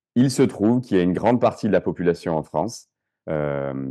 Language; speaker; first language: French; native; French